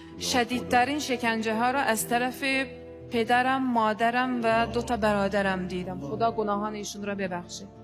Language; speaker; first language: Persian; non-native, fluent; Azerbaijani